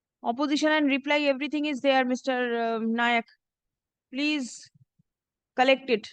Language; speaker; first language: English; non-native, local second language; Bangla